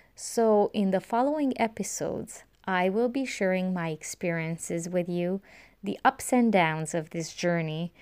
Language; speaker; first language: English; non-native, fluent; Romanian